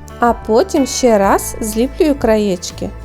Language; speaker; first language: Ukrainian; native; Ukrainian